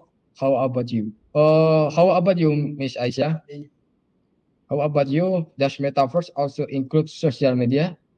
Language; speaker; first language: English; non-native, learner; Indonesian